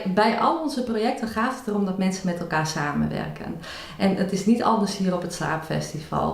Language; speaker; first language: Dutch; native; Dutch